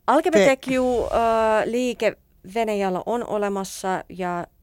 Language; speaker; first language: Finnish; non-native, fluent; Russian